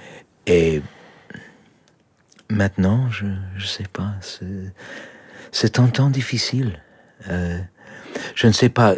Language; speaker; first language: French; non-native, learner; Polish